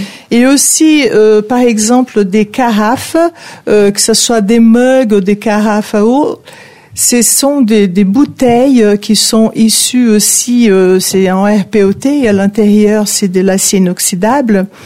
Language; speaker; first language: French; non-native, fluent; Portuguese